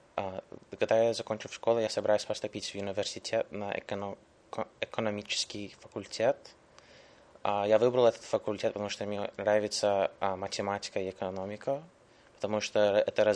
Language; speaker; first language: Russian; early bilingual, heritage; English